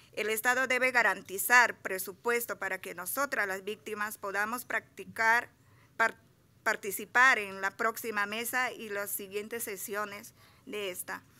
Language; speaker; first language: Spanish; native; Spanish